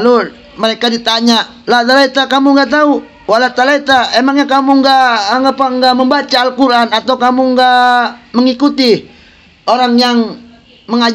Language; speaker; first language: Indonesian; native; Indonesian